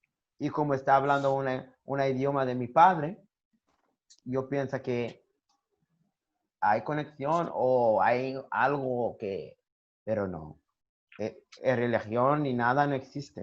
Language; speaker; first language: Spanish; non-native, learner; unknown